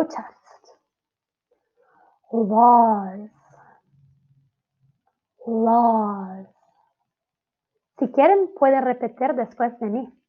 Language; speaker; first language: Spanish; non-native, fluent; Italian